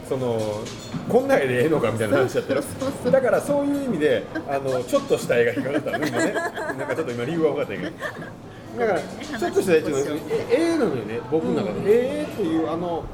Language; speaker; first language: Japanese; native; Japanese